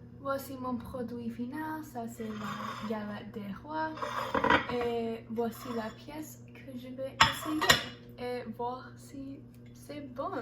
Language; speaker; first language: French; non-native, learner; English